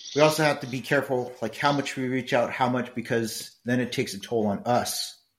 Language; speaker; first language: English; early bilingual, other home language; Spanish